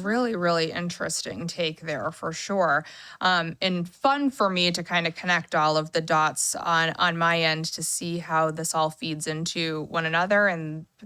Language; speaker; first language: English; native; English